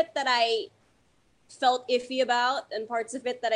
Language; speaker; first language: English; non-native, local second language; Filipino